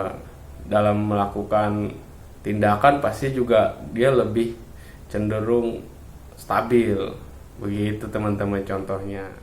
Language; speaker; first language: Indonesian; native; Indonesian